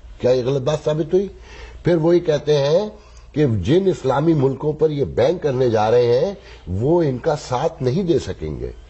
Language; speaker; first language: Urdu; native; Urdu